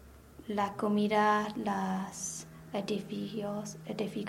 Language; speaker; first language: Spanish; non-native, learner; English